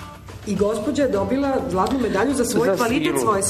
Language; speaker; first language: Serbian; native; Serbian